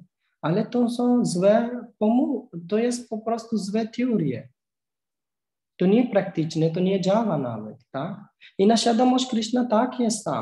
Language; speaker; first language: Polish; non-native, learner; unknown